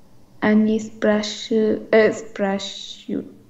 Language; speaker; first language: Russian; non-native, learner; Vietnamese